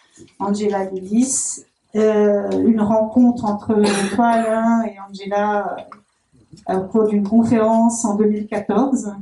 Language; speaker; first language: French; native; French